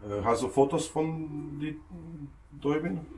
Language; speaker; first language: German; non-native, fluent; Polish